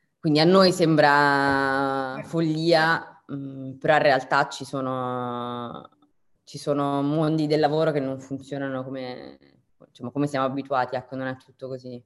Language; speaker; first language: Italian; native; Italian